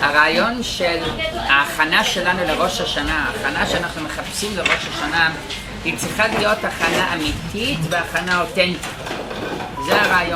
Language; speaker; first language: Hebrew; non-native, fluent; English